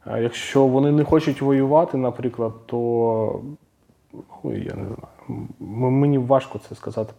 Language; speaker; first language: Ukrainian; non-native, local second language; Russian